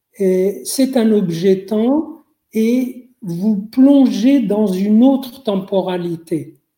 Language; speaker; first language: French; non-native, local second language; Arabic